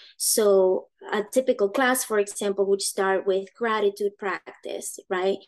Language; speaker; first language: English; early bilingual, other home language; Spanish